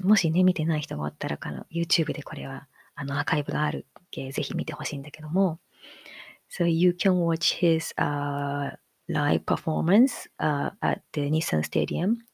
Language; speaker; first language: Japanese; native; Japanese